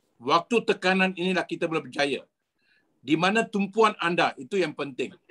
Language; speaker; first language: Malay; non-native, local second language; Tamil